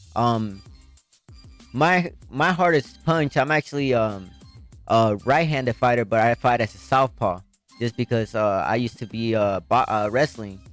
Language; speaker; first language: English; early bilingual, other home language; Spanish